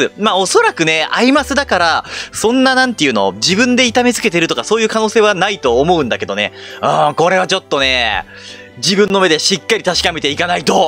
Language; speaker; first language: Japanese; native; Japanese